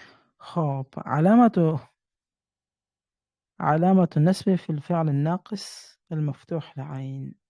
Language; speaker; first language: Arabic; non-native, fluent; Uzbek